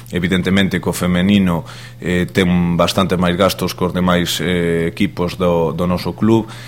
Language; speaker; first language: Galician; non-native, local second language; Spanish